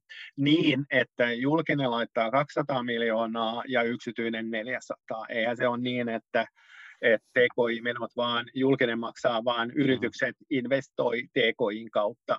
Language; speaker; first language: Finnish; non-native, local second language; Swedish